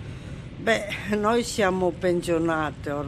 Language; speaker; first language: Italian; native; Italian